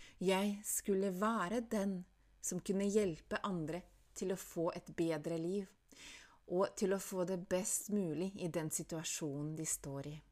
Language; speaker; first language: Norwegian; non-native, fluent; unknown